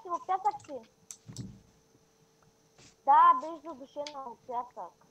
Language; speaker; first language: Bulgarian; native; Bulgarian